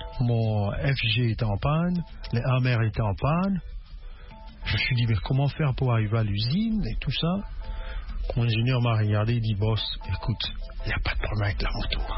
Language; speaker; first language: French; non-native, local second language; Lingala